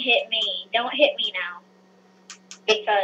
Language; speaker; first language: English; native; English